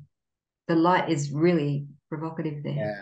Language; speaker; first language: English; native; English